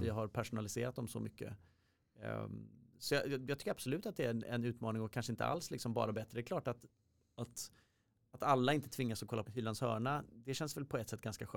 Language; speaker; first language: Swedish; native; Swedish